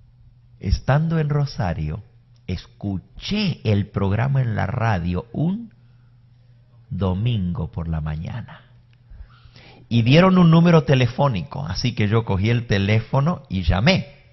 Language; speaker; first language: Spanish; native; Spanish